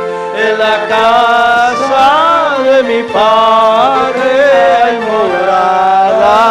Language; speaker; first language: Spanish; native; Spanish